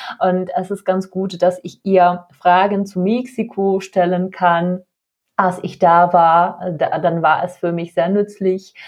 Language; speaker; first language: German; non-native, fluent; Czech